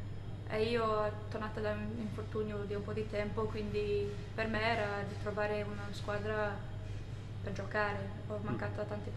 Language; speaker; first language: Italian; non-native, fluent; English